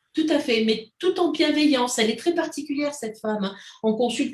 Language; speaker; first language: French; native; French